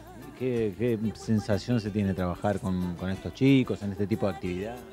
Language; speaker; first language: Spanish; native; Spanish